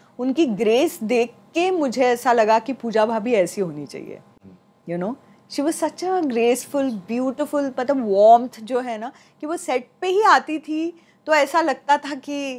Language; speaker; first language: Hindi; non-native, local second language; Marathi